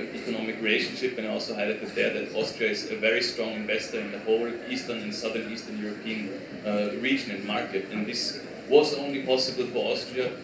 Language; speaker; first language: English; non-native, fluent; German